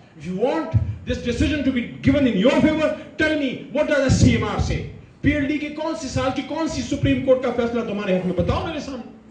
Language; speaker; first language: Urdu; non-native, local second language; Pashto